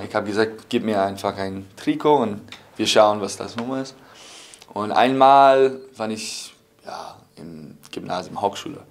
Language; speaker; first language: German; non-native, fluent; English